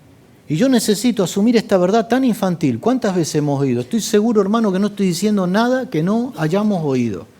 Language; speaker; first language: Spanish; native; Spanish